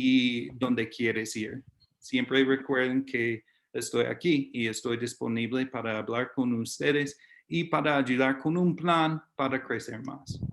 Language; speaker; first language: Spanish; non-native, fluent; English